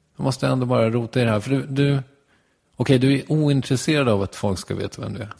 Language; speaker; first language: Swedish; native; Swedish